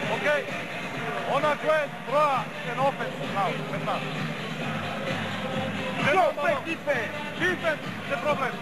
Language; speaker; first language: French; non-native, learner; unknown